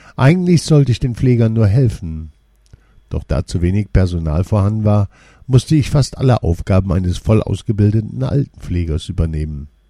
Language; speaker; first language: German; non-native, fluent; Portuguese